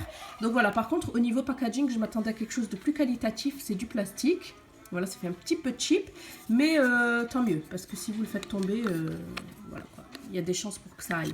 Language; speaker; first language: French; native; French